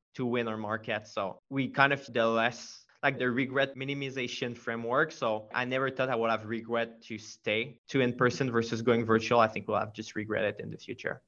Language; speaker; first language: English; non-native, fluent; French